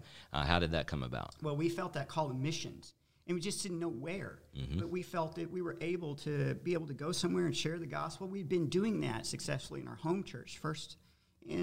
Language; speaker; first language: English; native; English